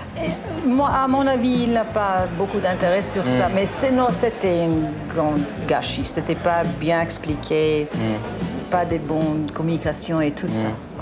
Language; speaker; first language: French; non-native, learner; English